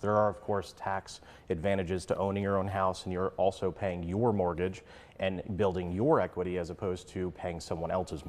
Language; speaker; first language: English; native; English